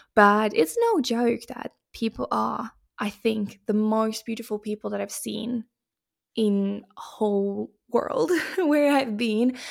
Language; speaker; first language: English; non-native, fluent; Finnish